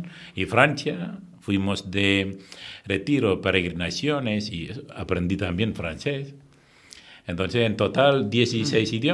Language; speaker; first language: Spanish; non-native, fluent; Tamil